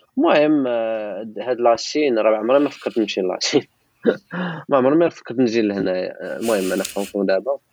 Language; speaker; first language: Arabic; non-native, local second language; Tachelhit